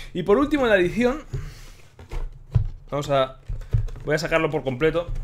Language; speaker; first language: Spanish; native; Spanish